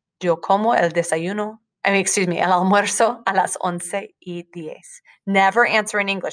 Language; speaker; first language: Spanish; non-native, fluent; English